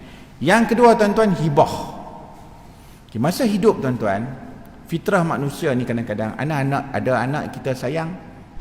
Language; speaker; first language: Malay; native; Malay